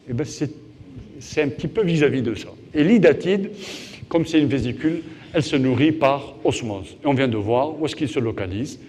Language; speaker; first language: French; non-native, local second language; Arabic